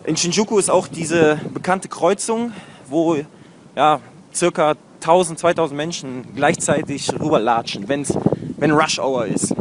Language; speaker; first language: German; native; German